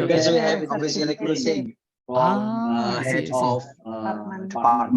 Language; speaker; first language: English; non-native, learner; Indonesian